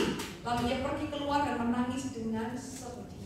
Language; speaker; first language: Indonesian; native; Indonesian